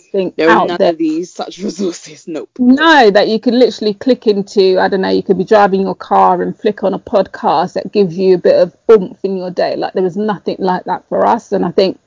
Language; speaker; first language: English; native; English